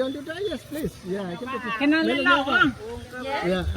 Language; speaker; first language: English; non-native, learner; Indonesian